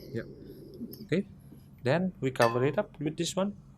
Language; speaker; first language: English; non-native, fluent; Indonesian